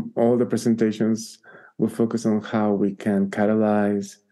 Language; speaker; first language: English; non-native, fluent; Spanish